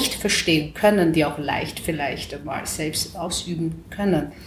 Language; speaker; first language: German; non-native, fluent; Chinese